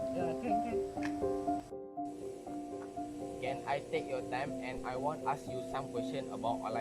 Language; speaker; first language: English; non-native, local second language; Malay